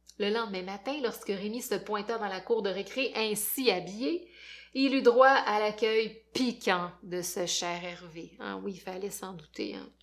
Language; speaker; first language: French; native; French